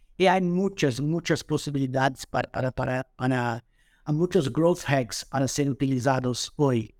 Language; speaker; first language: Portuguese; native; Portuguese